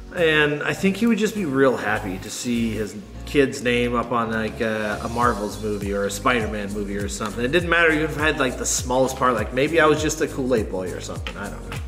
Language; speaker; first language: English; native; English